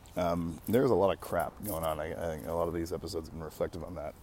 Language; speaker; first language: English; native; English